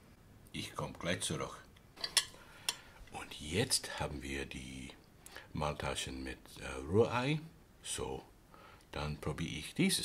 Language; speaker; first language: German; non-native, learner; English